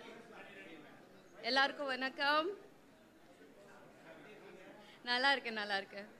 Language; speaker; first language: Tamil; non-native, learner; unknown